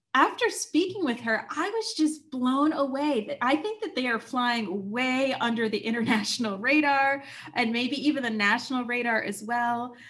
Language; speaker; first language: English; native; English